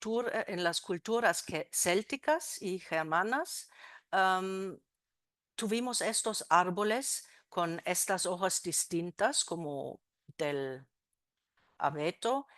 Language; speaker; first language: Spanish; non-native, fluent; German